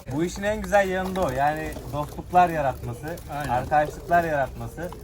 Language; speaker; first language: Turkish; native; Turkish